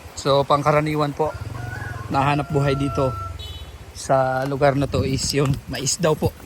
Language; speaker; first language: Filipino; native; Filipino